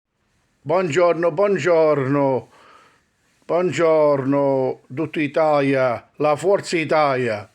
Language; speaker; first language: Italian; early bilingual, heritage; English